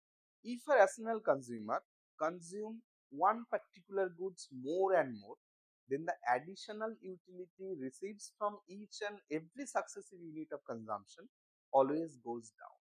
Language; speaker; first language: English; non-native, local second language; Bangla